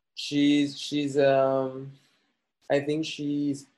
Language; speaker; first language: English; non-native, fluent; Chinese